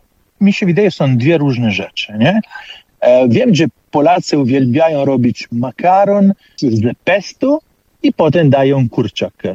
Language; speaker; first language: Polish; non-native, fluent; Italian